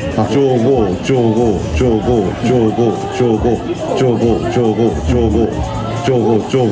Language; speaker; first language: Japanese; non-native, learner; Korean